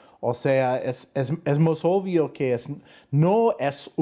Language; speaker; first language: Spanish; non-native, fluent; English